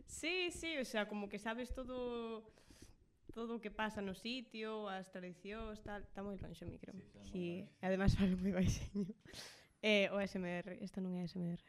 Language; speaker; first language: Galician; native; Galician